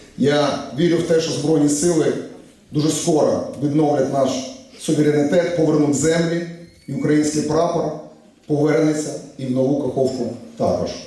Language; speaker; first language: Ukrainian; native; Ukrainian